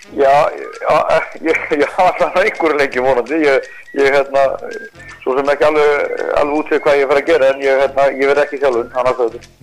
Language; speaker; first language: Icelandic; native; Icelandic